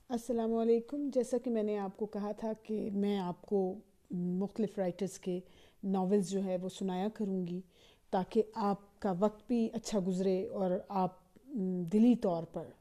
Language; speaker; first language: Urdu; native; Urdu